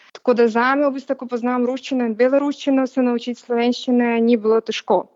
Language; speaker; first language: Slovenian; non-native, fluent; Russian